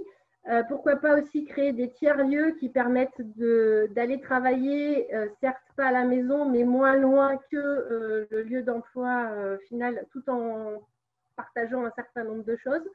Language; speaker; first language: French; native; French